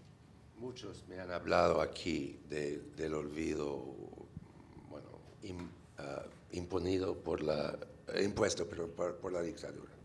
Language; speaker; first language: Spanish; non-native, fluent; English